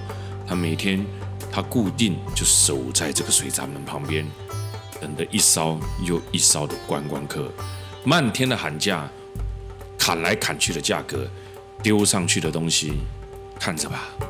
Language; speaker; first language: Chinese; native; Chinese